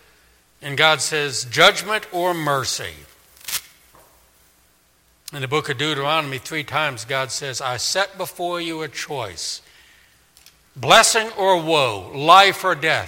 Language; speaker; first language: English; native; English